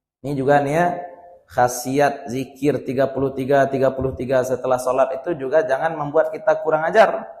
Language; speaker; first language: Malay; non-native, local second language; Minangkabau